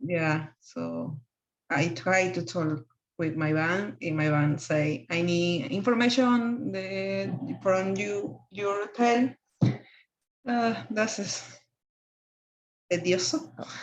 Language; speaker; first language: English; non-native, learner; Spanish